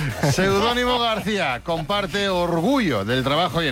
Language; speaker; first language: Spanish; native; Spanish